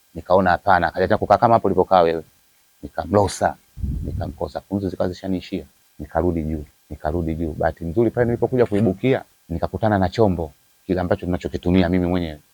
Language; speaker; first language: Swahili; native; Swahili